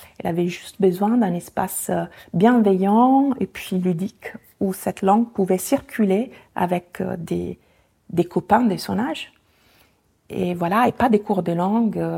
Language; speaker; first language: French; non-native, fluent; Italian